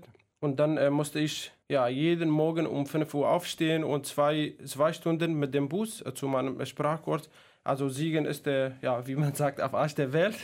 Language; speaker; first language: German; non-native, fluent; Kurdish